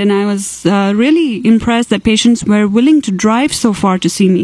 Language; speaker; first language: English; non-native, local second language; Malayalam